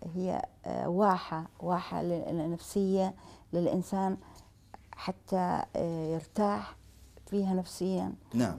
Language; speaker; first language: Arabic; native; Arabic